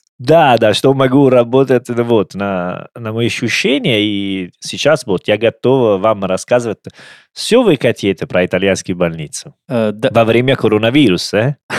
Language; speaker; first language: Russian; non-native, learner; Italian